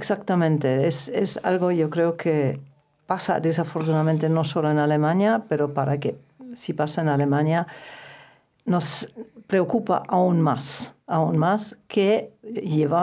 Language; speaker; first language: Spanish; non-native, fluent; German